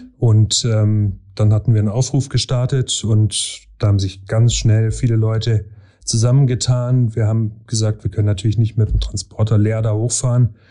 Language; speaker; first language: German; native; German